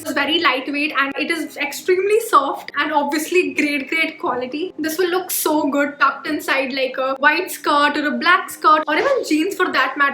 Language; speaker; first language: English; non-native, local second language; Hindi